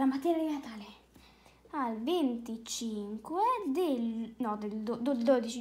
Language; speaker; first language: Italian; native; Italian